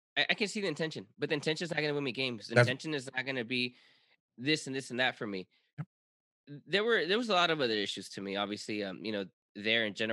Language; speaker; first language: English; early bilingual, other home language; Spanish